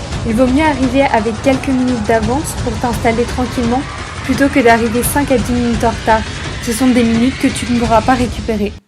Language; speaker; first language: French; native; French